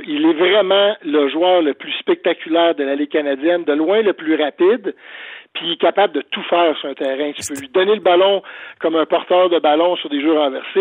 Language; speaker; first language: French; native; French